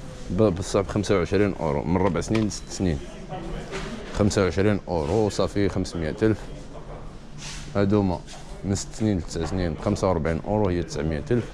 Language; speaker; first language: Arabic; native; Arabic